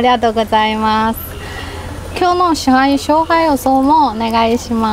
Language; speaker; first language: Japanese; non-native, fluent; Chinese